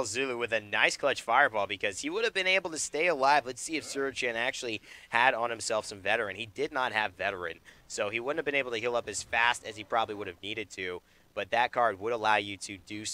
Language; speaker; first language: English; native; English